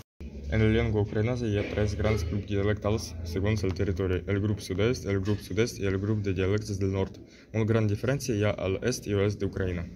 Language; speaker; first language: Catalan; non-native, learner; Ukrainian